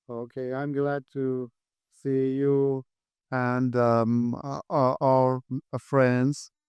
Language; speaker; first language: English; non-native, learner; Persian